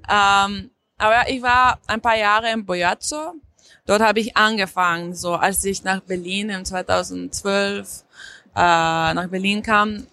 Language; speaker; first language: German; non-native, fluent; Slovenian